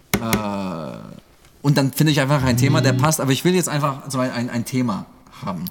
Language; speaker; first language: German; non-native, fluent; English